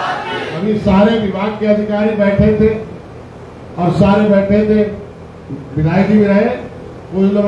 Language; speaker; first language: Hindi; native; Hindi